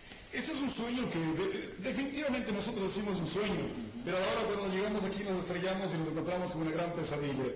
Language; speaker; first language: Spanish; native; Spanish